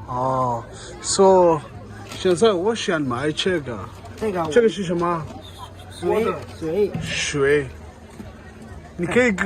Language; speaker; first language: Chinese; non-native, learner; Somali